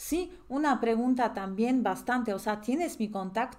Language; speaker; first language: Spanish; non-native, fluent; Polish